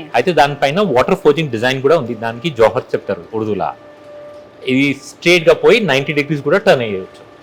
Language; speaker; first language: Telugu; non-native, local second language; Punjabi